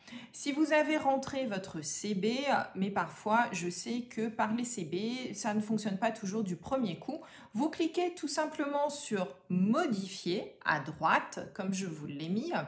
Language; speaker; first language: French; native; French